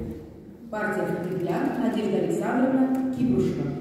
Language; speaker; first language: Russian; native; Russian